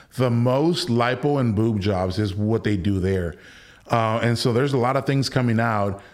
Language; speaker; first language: English; early bilingual, other home language; Spanish